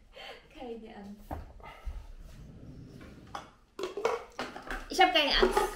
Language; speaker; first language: German; non-native, learner; Filipino